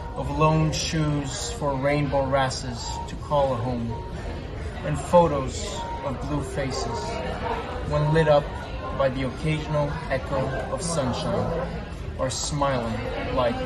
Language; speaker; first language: English; non-native, fluent; Hebrew